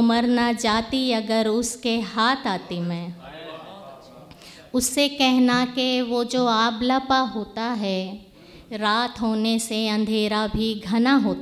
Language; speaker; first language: Hindi; native; Hindi